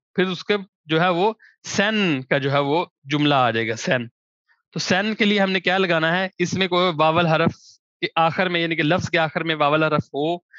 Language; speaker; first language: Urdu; non-native, local second language; Punjabi